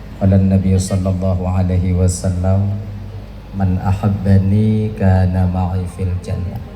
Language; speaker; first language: Malay; non-native, local second language; Achinese